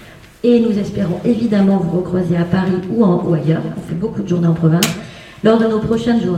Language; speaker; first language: French; native; French